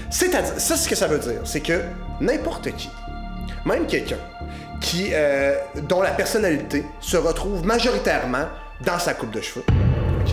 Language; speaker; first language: French; native; French